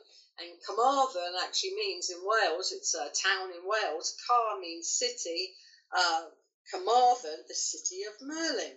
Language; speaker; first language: English; native; English